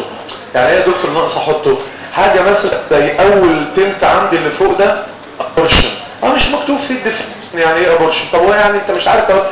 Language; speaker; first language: Arabic; native; Arabic